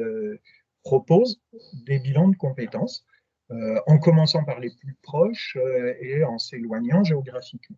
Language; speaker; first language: French; native; French